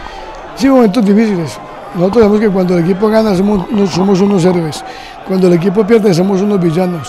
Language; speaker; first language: Spanish; native; Spanish